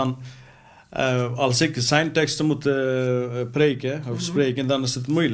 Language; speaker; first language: Dutch; non-native, fluent; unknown